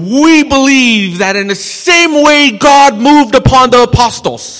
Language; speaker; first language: English; native; English